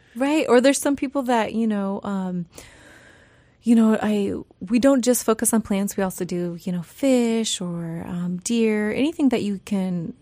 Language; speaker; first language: English; native; English